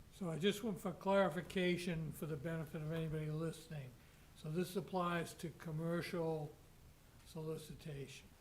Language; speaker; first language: English; native; English